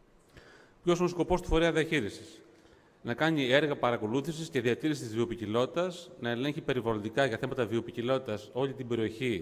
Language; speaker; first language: Greek; native; Greek